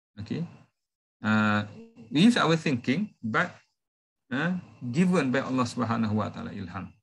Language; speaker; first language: English; non-native, local second language; Malay